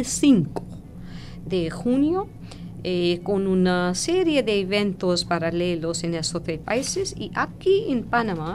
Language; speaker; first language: Spanish; non-native, fluent; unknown